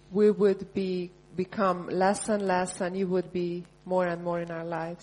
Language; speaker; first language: English; non-native, fluent; Hungarian